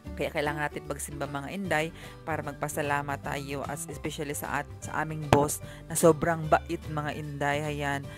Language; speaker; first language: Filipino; non-native, local second language; Cebuano